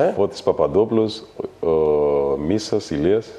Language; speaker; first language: Greek; non-native, fluent; Kabuverdianu